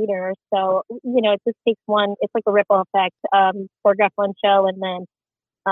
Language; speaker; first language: English; early bilingual, other home language; Filipino